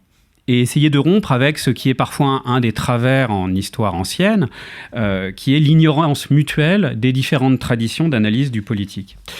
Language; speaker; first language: French; native; French